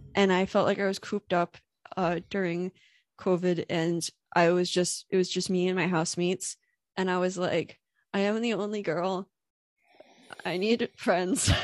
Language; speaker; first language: English; native; English